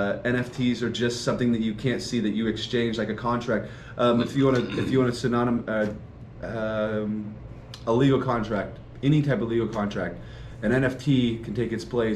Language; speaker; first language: English; native; English